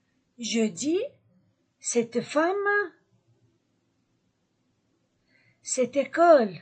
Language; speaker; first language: French; non-native, fluent; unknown